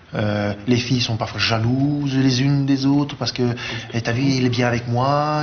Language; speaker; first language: French; native; French